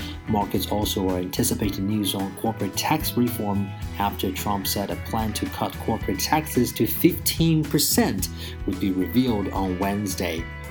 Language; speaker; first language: English; non-native, fluent; Chinese